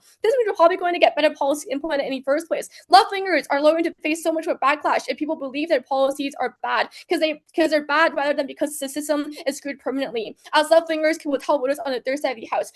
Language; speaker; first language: English; non-native, fluent; Chinese